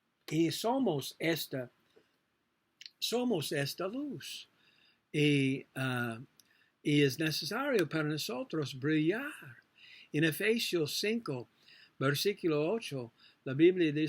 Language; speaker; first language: Spanish; non-native, learner; English